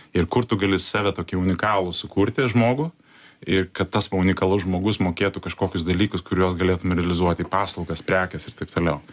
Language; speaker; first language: Lithuanian; native; Lithuanian